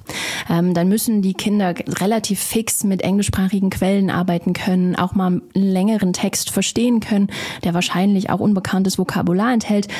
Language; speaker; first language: German; native; German